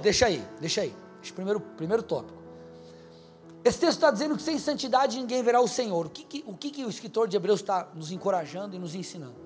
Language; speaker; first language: Portuguese; native; Portuguese